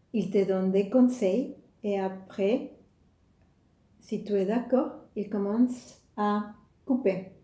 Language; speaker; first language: French; non-native, fluent; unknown